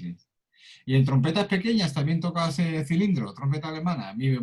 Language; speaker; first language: Spanish; native; Spanish